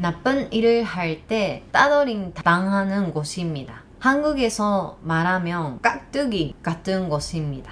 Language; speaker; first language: Korean; non-native, learner; Japanese